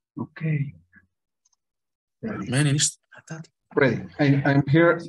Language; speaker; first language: English; non-native, fluent; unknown